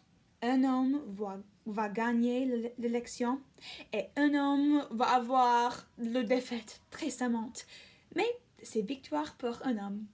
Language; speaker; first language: French; non-native, learner; English